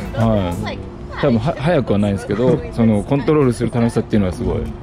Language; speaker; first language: Japanese; native; Japanese